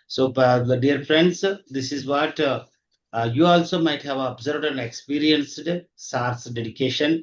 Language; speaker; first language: English; non-native, local second language; Telugu